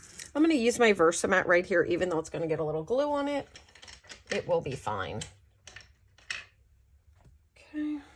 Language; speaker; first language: English; native; English